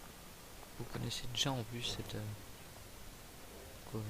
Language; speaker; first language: French; native; French